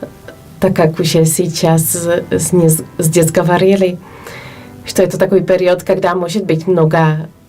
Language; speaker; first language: Russian; non-native, fluent; Polish